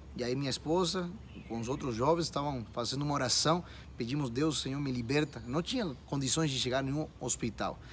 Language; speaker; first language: Portuguese; non-native, fluent; Spanish